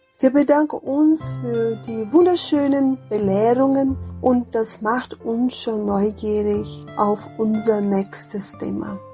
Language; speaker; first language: German; non-native, fluent; Portuguese